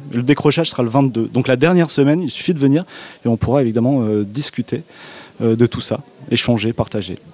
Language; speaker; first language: French; native; French